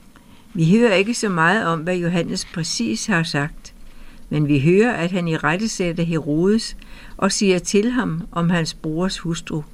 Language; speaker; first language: Danish; native; Danish